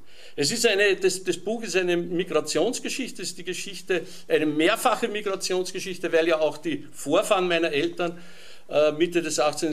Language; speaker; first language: German; native; German